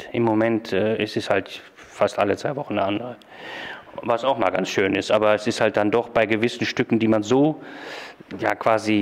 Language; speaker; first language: German; native; German